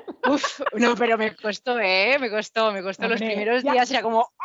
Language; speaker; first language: Spanish; native; Spanish